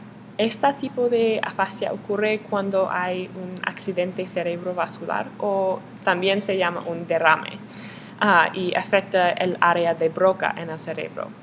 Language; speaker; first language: Spanish; non-native, learner; English